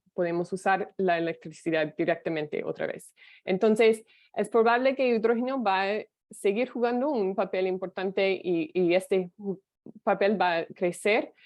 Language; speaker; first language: Spanish; non-native, fluent; English